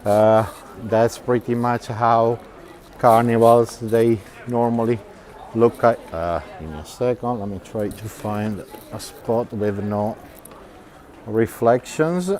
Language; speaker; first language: English; non-native, fluent; Italian